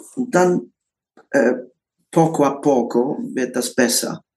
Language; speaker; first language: German; non-native, learner; English